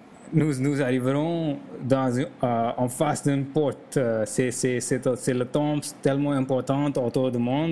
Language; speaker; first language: French; non-native, learner; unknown